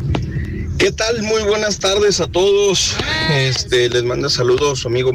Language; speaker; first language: Spanish; native; Spanish